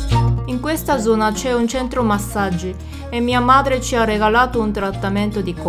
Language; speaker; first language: Italian; non-native, fluent; Korean